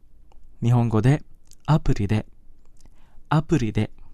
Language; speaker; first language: Japanese; non-native, fluent; Indonesian